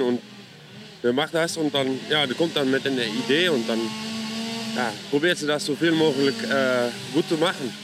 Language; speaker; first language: German; non-native, learner; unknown